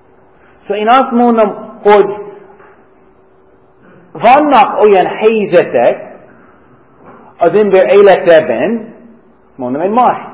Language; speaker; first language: Hungarian; non-native, fluent; English